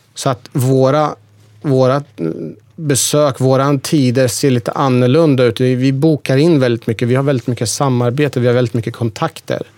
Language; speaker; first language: Swedish; early bilingual, other home language; Persian